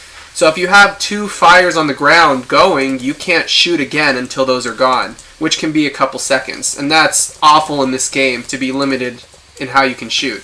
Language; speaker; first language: English; native; English